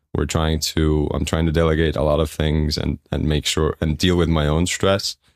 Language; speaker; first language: English; non-native, fluent; Estonian